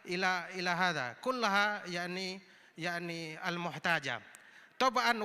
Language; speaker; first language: Arabic; non-native, fluent; Indonesian